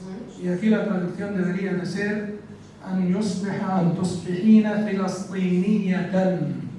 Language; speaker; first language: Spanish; non-native, fluent; Arabic